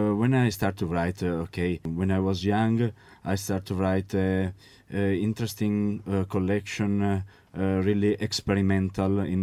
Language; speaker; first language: English; non-native, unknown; Italian